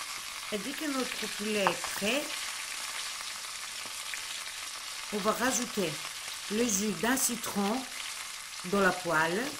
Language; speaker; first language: French; non-native, fluent; Greek